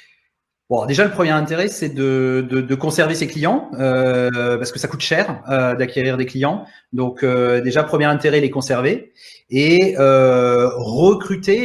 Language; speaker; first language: French; native; French